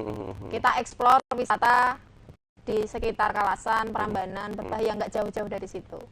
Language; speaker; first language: Indonesian; native; Indonesian